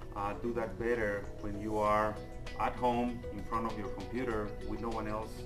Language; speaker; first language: English; non-native, fluent; Spanish